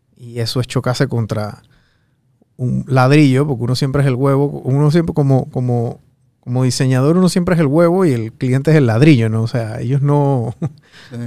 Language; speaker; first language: Spanish; native; Spanish